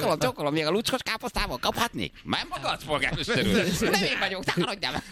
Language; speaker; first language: Hungarian; native; Hungarian